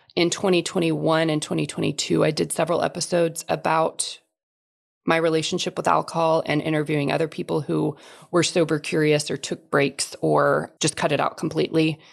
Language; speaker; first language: English; native; English